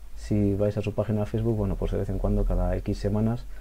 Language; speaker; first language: Spanish; native; Spanish